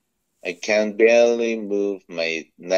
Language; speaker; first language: English; non-native, learner; Korean